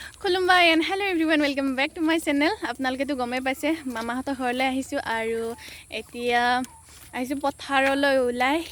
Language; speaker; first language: Assamese; non-native, local second language; Bodo